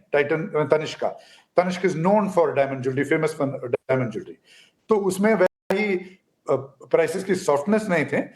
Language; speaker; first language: Hindi; non-native, local second language; Tamil